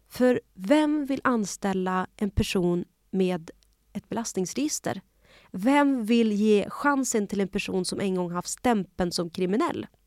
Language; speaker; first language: Swedish; early bilingual, other home language; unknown